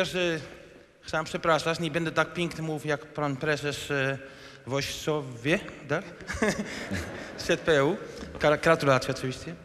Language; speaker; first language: Polish; non-native, fluent; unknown